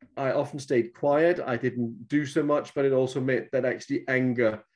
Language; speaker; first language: English; non-native, fluent; Danish